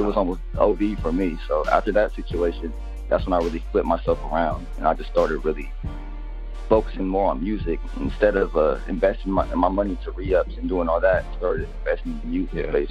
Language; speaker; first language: English; native; English